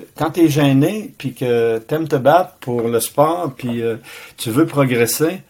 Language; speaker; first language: French; native; French